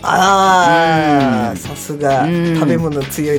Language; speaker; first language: Japanese; native; Japanese